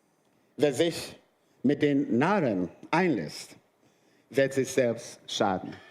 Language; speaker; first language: German; non-native, fluent; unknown